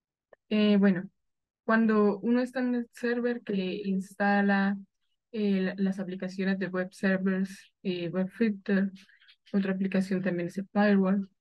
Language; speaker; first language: Spanish; native; Spanish